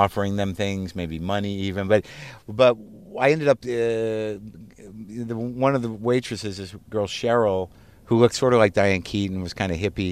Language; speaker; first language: English; native; English